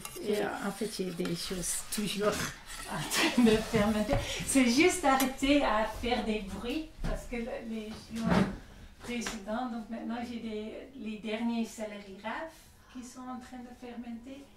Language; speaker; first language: French; non-native, fluent; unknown